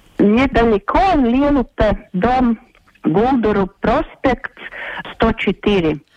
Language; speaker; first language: Russian; non-native, local second language; Latvian